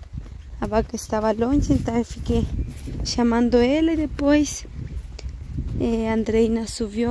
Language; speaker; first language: Spanish; native; Spanish